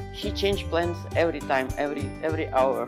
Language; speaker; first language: English; non-native, learner; Ukrainian